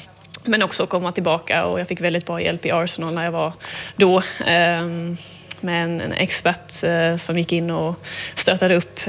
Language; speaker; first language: Swedish; native; Swedish